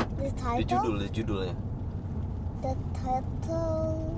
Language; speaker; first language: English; non-native, learner; Indonesian